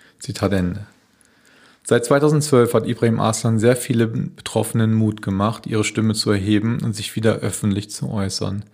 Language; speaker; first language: German; native; German